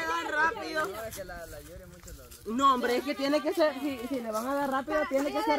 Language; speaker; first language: Spanish; native; Spanish